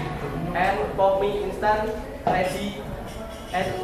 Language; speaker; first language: English; non-native, learner; Indonesian